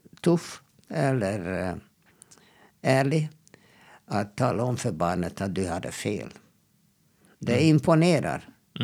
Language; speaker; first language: Swedish; non-native, fluent; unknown